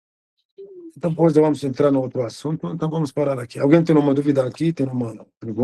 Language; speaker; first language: Portuguese; non-native, fluent; Arabic